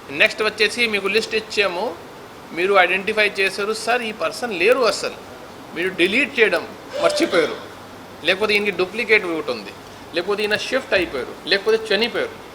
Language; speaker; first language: Telugu; non-native, fluent; Hindi